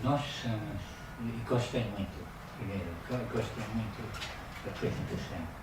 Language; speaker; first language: Portuguese; non-native, fluent; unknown